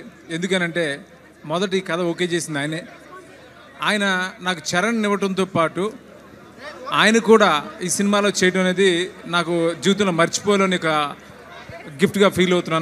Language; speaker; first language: Telugu; native; Telugu